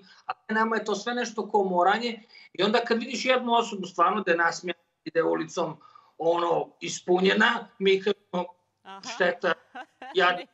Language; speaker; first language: Serbian; native; Serbian